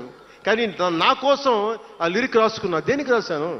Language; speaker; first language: Telugu; native; Telugu